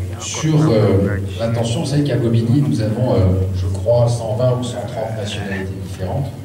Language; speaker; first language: French; early bilingual, other home language; Swiss German